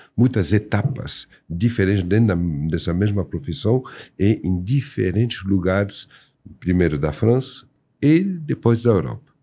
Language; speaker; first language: Portuguese; non-native, fluent; French